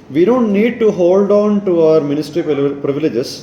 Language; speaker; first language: English; non-native, local second language; Malayalam